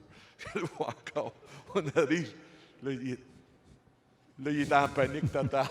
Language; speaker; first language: French; native; French